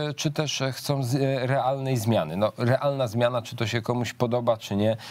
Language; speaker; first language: Polish; native; Polish